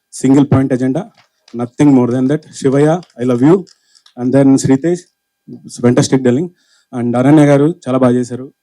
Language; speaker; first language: Telugu; native; Telugu